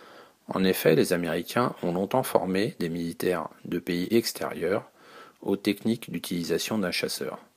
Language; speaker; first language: French; native; French